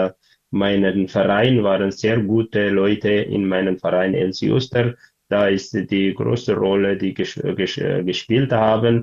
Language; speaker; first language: German; non-native, learner; Tigrinya